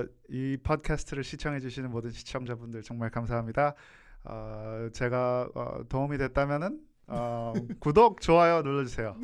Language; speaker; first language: Korean; early bilingual, heritage; Korean